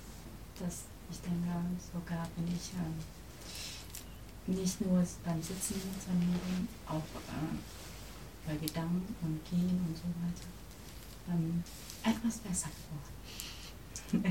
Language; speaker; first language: German; non-native, learner; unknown